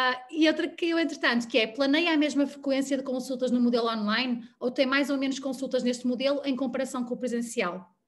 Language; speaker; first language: Portuguese; native; Portuguese